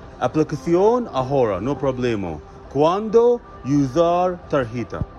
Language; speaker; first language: Spanish; non-native, learner; English